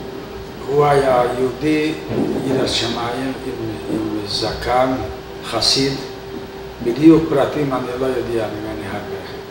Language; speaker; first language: Hebrew; non-native, fluent; Hungarian